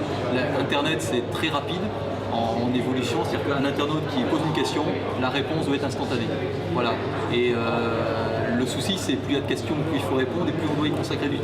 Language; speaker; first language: French; native; French